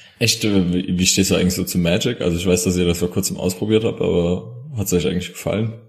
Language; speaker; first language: German; native; German